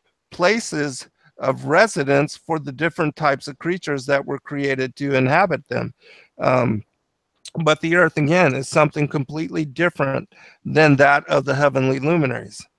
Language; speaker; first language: English; native; English